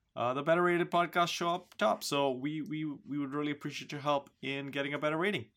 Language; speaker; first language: English; non-native, local second language; Hindi